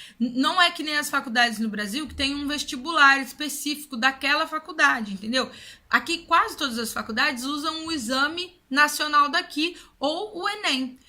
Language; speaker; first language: Portuguese; native; Portuguese